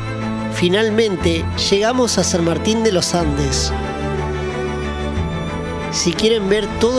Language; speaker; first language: Spanish; native; Spanish